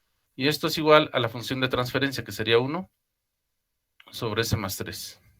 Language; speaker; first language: Spanish; native; Spanish